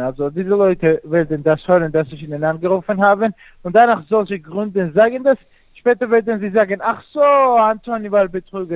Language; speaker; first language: German; non-native, fluent; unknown